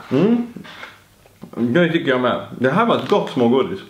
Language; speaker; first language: Swedish; native; Swedish